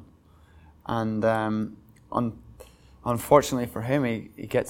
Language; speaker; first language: English; native; English